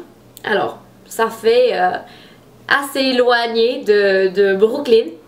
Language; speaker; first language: French; non-native, fluent; English